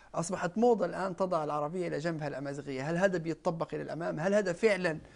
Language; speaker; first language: Arabic; non-native, local second language; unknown